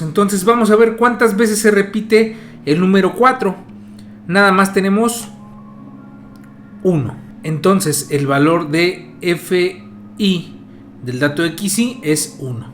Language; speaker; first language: Spanish; native; Spanish